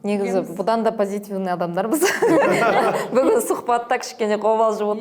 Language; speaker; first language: Kazakh; native; Kazakh